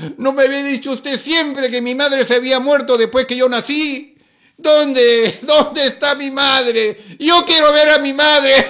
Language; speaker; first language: Spanish; native; Spanish